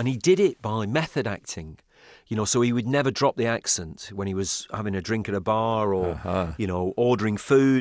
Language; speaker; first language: English; native; English